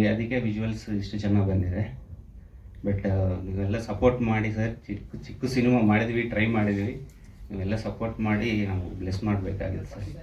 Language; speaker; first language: Kannada; non-native, learner; Telugu